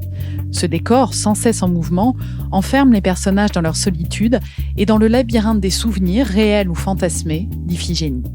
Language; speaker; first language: French; native; French